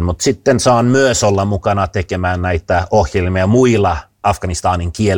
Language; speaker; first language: Finnish; non-native, fluent; Swedish